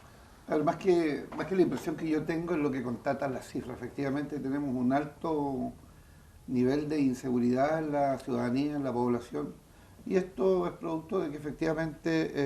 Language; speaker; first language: Spanish; native; Spanish